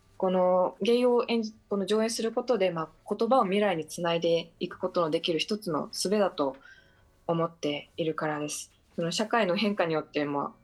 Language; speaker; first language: Japanese; native; Japanese